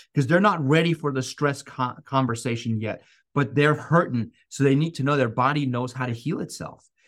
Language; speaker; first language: English; non-native, fluent; Persian